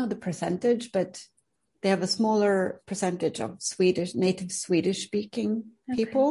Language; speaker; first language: English; non-native, fluent; Swedish